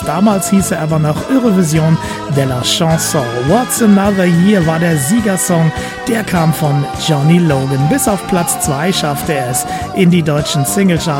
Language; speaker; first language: German; native; German